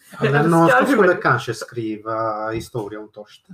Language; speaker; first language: Swedish; non-native, fluent; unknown